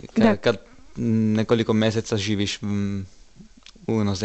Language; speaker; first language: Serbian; non-native, learner; Italian